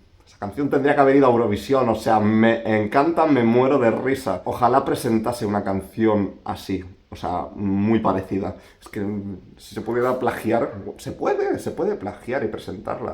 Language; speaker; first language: Spanish; native; Spanish